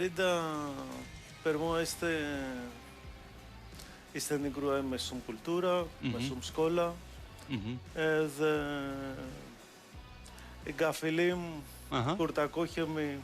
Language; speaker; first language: Albanian; non-native, learner; Greek